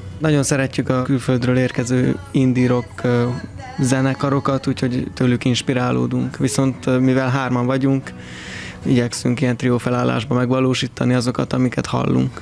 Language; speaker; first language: Hungarian; native; Hungarian